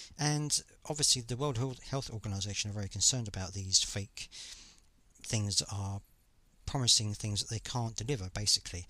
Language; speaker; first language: English; native; English